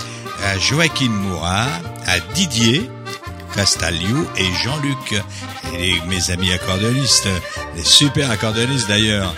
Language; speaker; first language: French; native; French